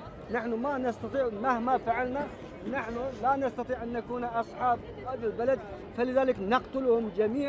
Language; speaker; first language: Arabic; non-native, learner; Uyghur